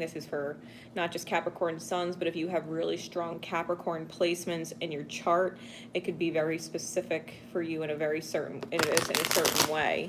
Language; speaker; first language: English; native; English